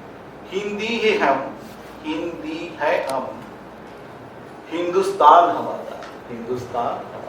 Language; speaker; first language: Hindi; non-native, local second language; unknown